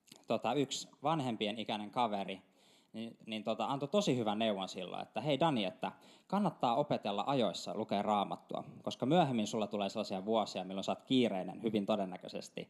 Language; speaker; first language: Finnish; native; Finnish